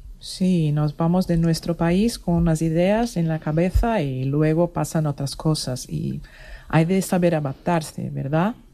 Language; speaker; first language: Spanish; non-native, fluent; Portuguese